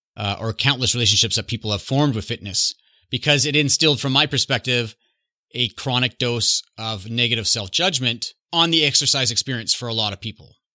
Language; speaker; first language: English; native; English